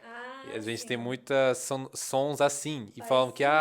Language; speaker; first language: Portuguese; non-native, fluent; Russian